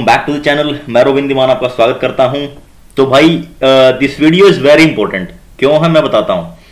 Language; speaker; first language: Hindi; native; Hindi